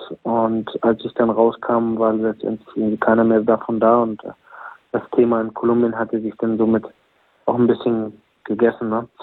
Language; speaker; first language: German; native; German